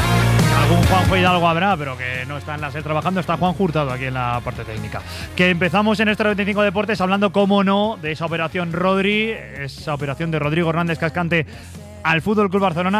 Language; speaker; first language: Spanish; native; Spanish